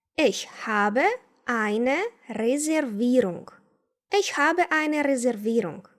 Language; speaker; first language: German; non-native, fluent; Ukrainian